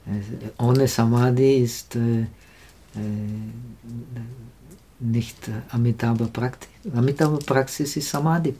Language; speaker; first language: German; non-native, learner; Czech